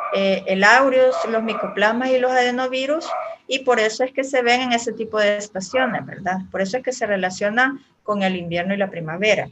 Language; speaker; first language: Spanish; native; Spanish